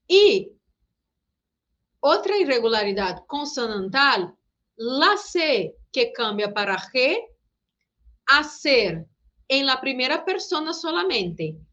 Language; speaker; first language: Spanish; non-native, fluent; Portuguese